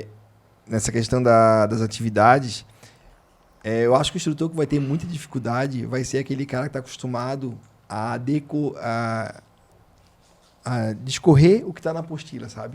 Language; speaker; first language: Portuguese; native; Portuguese